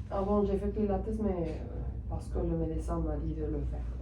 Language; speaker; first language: French; non-native, fluent; Spanish